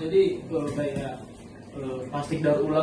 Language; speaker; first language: Indonesian; native; Indonesian